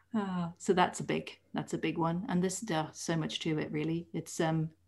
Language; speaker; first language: English; non-native, fluent; Dutch